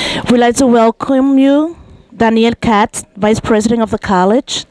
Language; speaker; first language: English; non-native, fluent; Spanish